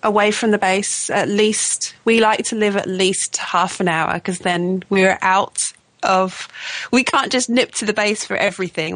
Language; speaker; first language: English; native; English